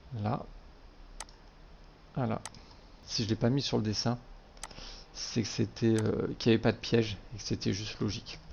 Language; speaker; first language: French; native; French